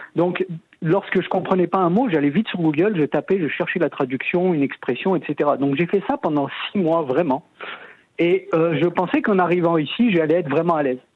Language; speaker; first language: French; native; French